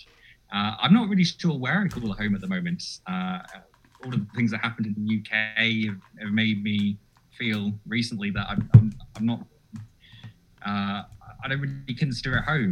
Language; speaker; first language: English; native; English